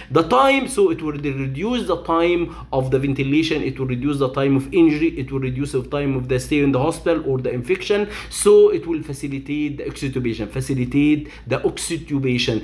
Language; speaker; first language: English; non-native, fluent; Arabic